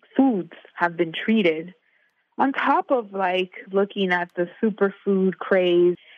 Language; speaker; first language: English; native; English